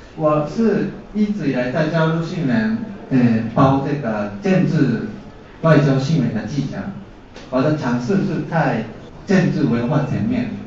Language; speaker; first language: Chinese; non-native, fluent; Japanese